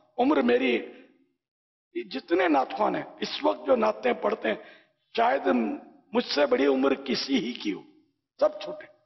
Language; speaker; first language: Urdu; native; Urdu